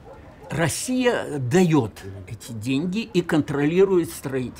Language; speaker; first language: Russian; native; Russian